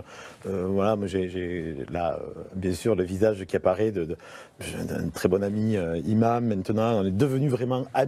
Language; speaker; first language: French; native; French